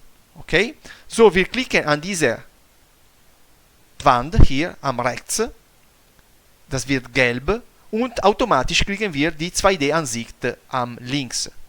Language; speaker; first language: German; non-native, fluent; Italian